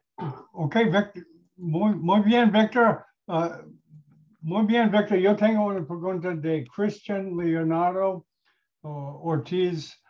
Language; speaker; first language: Spanish; non-native, learner; English